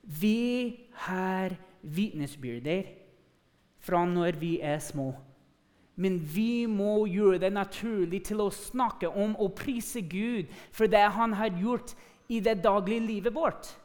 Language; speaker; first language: Norwegian; non-native, fluent; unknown